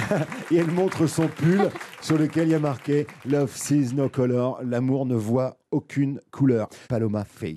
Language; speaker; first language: French; native; French